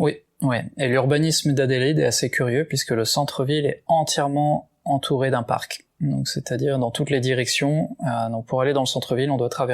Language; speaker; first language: French; native; French